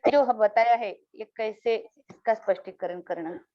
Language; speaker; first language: Hindi; non-native, local second language; Marathi